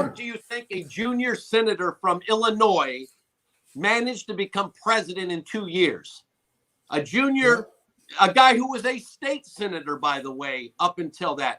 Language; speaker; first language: English; native; English